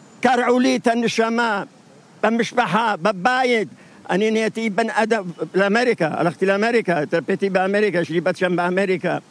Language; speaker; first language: Hebrew; non-native, fluent; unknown